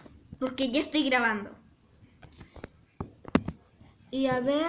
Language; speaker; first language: Spanish; native; Spanish